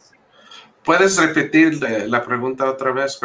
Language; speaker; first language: Spanish; early bilingual, heritage; English